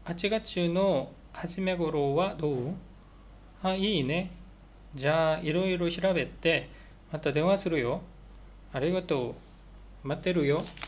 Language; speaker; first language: Japanese; non-native, learner; Korean